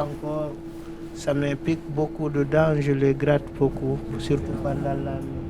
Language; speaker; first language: French; non-native, local second language; Fula